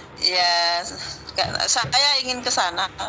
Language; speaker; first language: Indonesian; non-native, local second language; Javanese